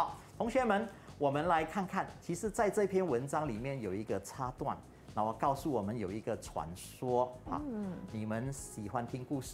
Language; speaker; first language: Chinese; native; Chinese